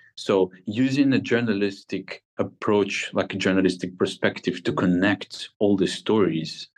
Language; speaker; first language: English; non-native, fluent; Ukrainian